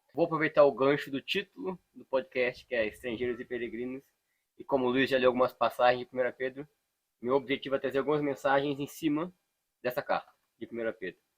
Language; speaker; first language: Portuguese; native; Portuguese